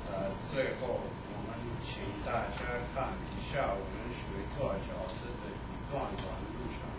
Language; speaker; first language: Chinese; non-native, learner; English